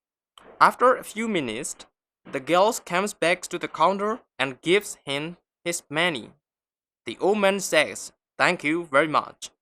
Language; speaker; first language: English; non-native, fluent; Burmese